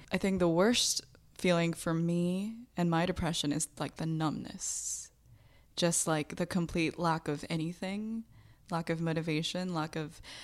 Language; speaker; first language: English; early bilingual, other home language; Bangla